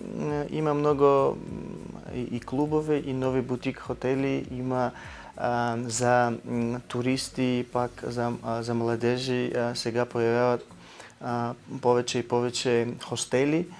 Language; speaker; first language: Bulgarian; non-native, learner; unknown